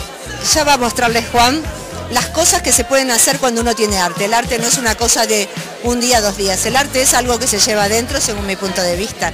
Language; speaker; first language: Spanish; native; Spanish